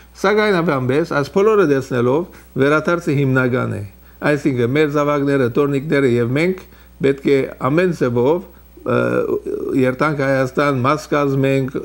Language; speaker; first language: Armenian; early bilingual, heritage; Armenian